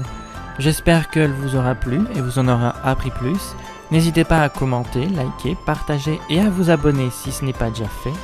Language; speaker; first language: French; native; French